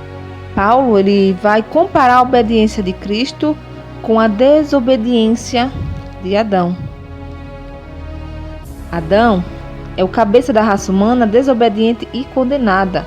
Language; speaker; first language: Portuguese; native; Portuguese